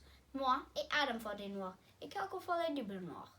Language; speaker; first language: French; non-native, learner; English